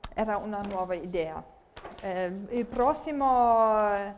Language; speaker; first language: Italian; non-native, fluent; German